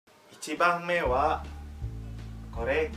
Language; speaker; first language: Japanese; non-native, fluent; Indonesian